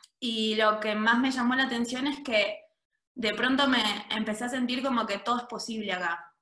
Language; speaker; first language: Spanish; native; Spanish